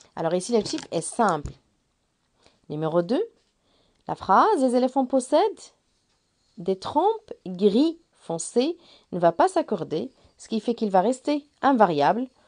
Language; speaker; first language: French; non-native, local second language; Arabic